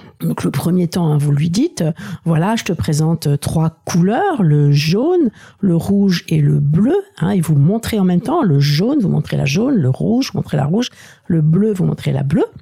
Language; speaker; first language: French; native; French